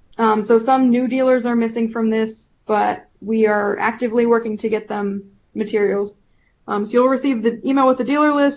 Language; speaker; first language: English; native; English